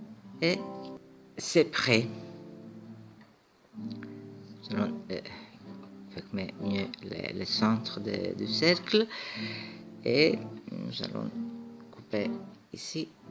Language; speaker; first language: French; non-native, fluent; Greek